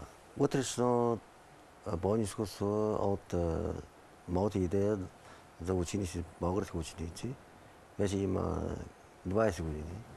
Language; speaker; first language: Bulgarian; non-native, learner; Chinese